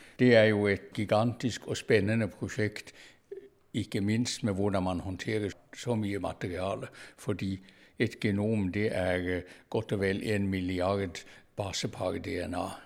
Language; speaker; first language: Norwegian; native; Norwegian